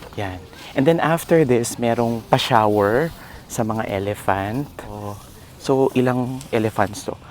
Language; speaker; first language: Filipino; non-native, local second language; Hiligaynon